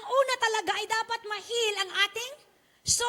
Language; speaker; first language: Filipino; non-native, local second language; Chavacano